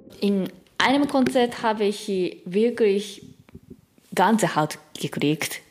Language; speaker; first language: German; non-native, learner; Japanese